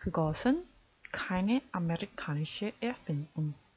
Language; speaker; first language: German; non-native, fluent; Korean